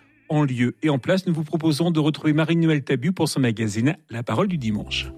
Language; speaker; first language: French; native; French